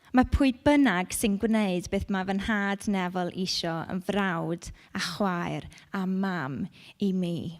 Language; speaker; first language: Welsh; non-native, local second language; English